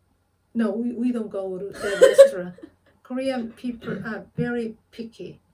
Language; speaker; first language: English; non-native, fluent; Korean